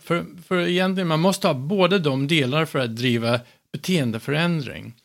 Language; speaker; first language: Swedish; non-native, fluent; English